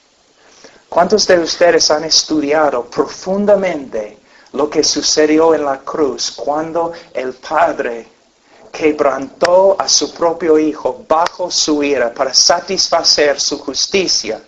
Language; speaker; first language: Spanish; non-native, fluent; English